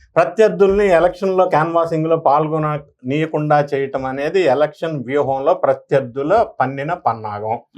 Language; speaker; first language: Telugu; native; Telugu